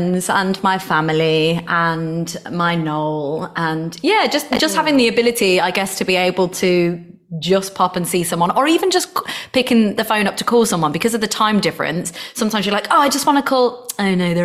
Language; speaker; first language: English; native; English